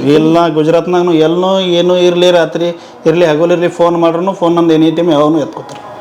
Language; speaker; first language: Kannada; native; Kannada